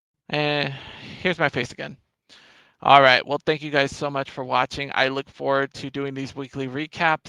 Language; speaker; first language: English; native; English